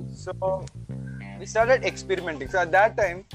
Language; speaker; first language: English; non-native, local second language; Malayalam